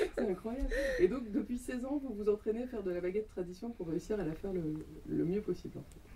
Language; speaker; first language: French; native; French